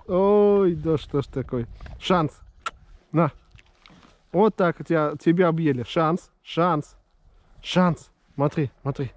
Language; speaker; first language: Russian; native; Russian